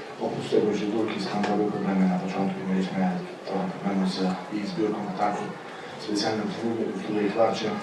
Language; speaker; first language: Polish; non-native, fluent; Slovenian